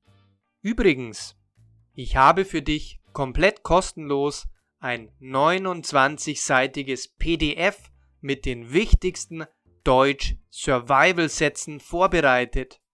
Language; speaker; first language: German; native; German